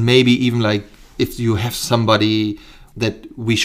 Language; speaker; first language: English; non-native, fluent; German